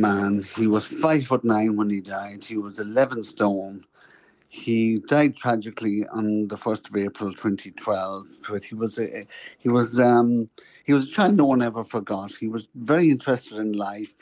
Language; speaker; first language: English; native; English